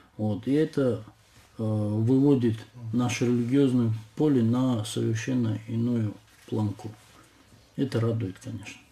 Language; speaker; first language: Russian; non-native, local second language; Lezghian